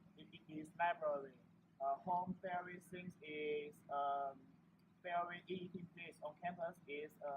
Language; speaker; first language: English; non-native, learner; Chinese